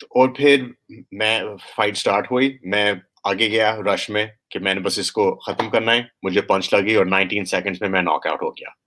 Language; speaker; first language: Urdu; early bilingual, heritage; Urdu